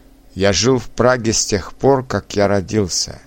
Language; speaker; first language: Russian; non-native, learner; Czech